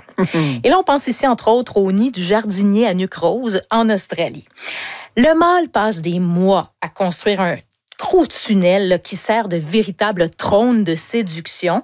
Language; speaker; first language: French; native; French